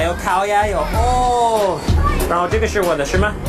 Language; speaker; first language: Chinese; non-native, fluent; English